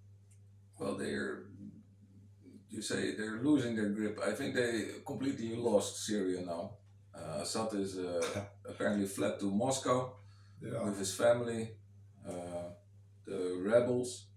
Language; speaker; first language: English; non-native, fluent; Dutch